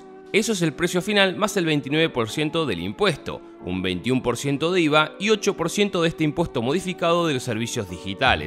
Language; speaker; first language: Spanish; native; Spanish